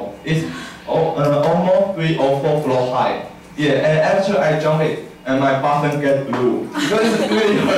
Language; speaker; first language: English; non-native, learner; Chinese